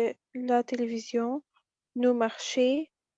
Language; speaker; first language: French; non-native, learner; Arabic